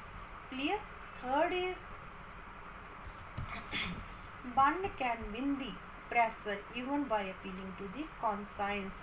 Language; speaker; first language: English; non-native, local second language; Hindi